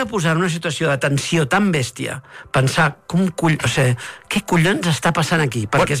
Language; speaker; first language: Catalan; native; Catalan